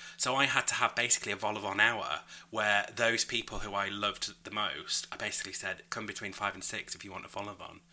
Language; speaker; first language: English; native; English